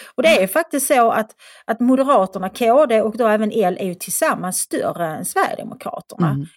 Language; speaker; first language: Swedish; native; Swedish